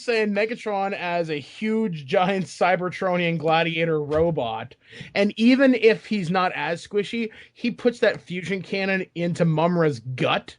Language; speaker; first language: English; native; English